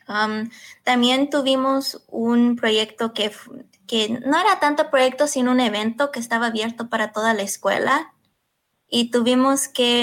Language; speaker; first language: Spanish; early bilingual, heritage; Spanish